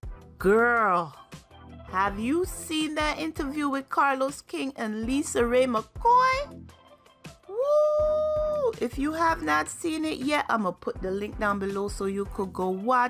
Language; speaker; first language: English; native; English